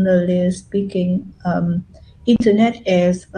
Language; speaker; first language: English; non-native, learner; Vietnamese